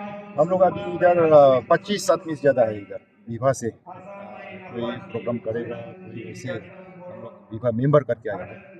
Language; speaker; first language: Hindi; non-native, learner; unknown